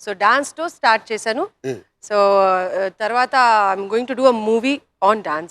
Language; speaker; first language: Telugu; non-native, local second language; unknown